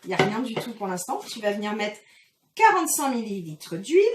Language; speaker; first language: French; native; French